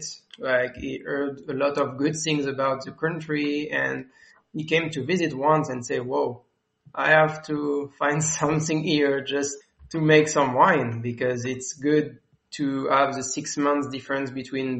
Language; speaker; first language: English; non-native, fluent; French